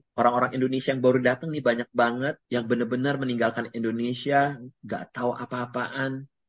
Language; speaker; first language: Indonesian; native; Indonesian